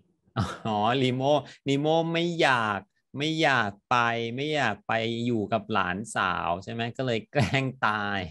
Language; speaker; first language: Thai; native; Thai